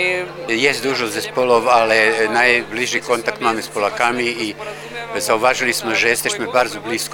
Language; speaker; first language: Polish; non-native, learner; Croatian